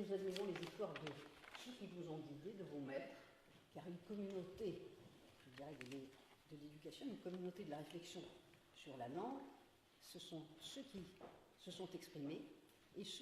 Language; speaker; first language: French; native; French